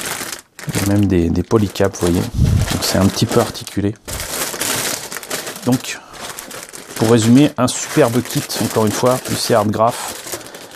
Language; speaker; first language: French; native; French